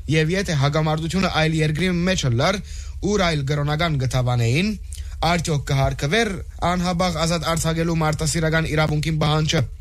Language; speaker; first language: Armenian; early bilingual, heritage; Armenian